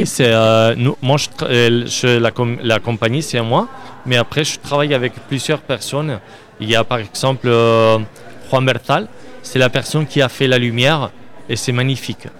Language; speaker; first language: French; non-native, learner; Spanish